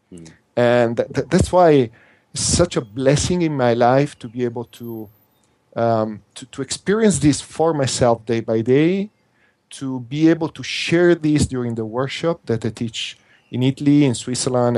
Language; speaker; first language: English; non-native, fluent; Italian